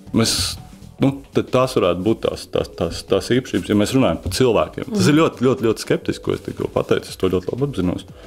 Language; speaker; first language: Latvian; native; Latvian